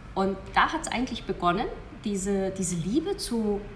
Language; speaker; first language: German; early bilingual, heritage; Hungarian